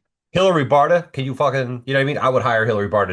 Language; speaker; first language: English; native; English